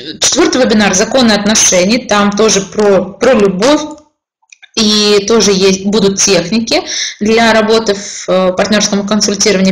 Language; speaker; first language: Russian; native; Russian